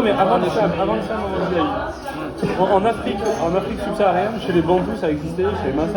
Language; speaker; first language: French; native; French